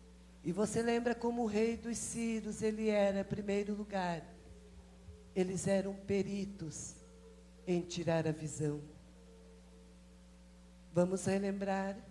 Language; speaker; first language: Portuguese; native; Portuguese